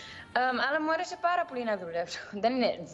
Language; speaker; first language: Greek; early bilingual, heritage; Greek